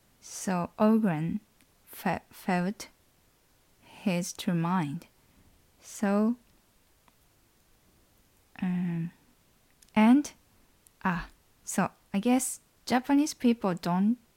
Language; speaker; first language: English; non-native, learner; Japanese